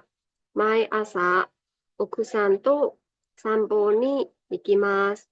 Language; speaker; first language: Japanese; non-native, fluent; Burmese